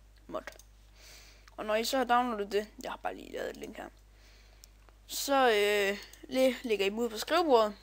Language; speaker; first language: Danish; native; Danish